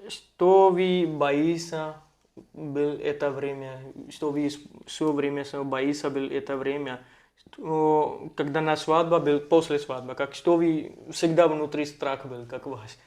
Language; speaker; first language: Russian; non-native, learner; Hindi